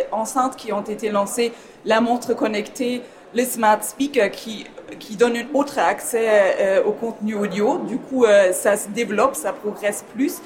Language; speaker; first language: French; non-native, fluent; German